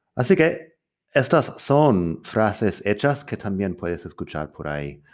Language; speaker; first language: Spanish; non-native, fluent; English